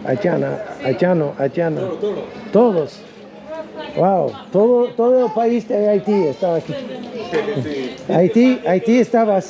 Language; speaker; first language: Spanish; non-native, learner; English